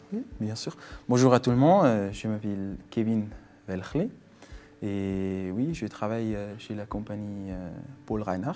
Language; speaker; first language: French; non-native, fluent; Swiss German